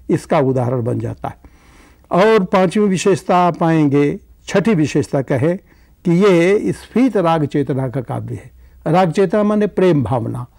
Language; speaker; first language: Hindi; native; Hindi